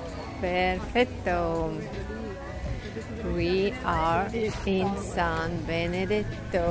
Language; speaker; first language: English; non-native, learner; Italian